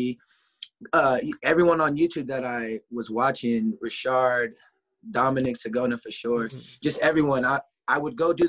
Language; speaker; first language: English; native; English